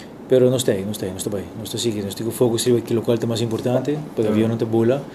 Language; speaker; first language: Italian; non-native, learner; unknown